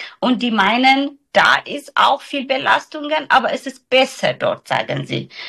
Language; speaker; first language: German; non-native, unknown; Somali